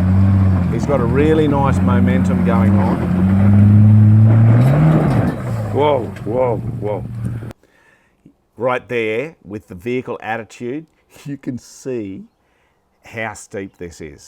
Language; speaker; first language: English; native; English